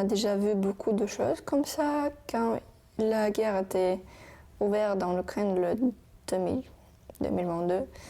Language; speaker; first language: French; non-native, learner; Ukrainian